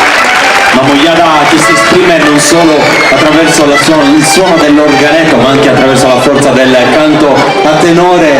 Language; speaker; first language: Italian; native; Italian